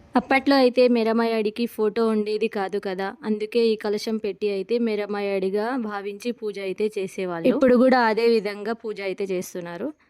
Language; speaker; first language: Telugu; non-native, local second language; Lambadi